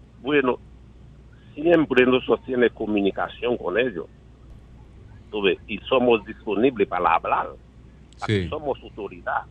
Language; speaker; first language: Spanish; non-native, learner; Haitian Creole